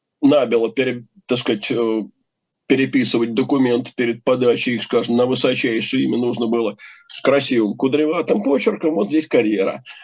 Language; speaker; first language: Russian; native; Russian